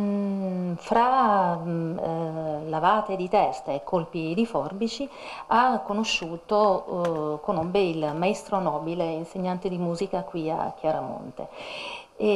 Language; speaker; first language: Italian; native; Italian